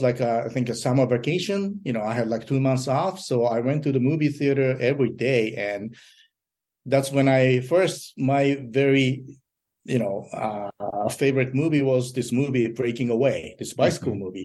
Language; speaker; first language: English; early bilingual, other home language; Japanese